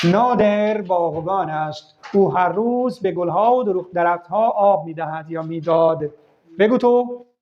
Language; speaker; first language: Persian; non-native, fluent; Urdu